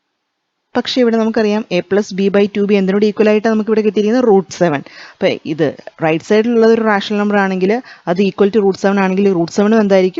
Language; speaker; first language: Malayalam; native; Malayalam